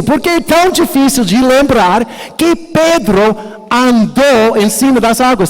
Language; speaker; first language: Portuguese; non-native, learner; English